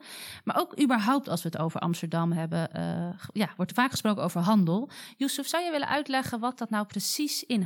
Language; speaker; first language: Dutch; native; Dutch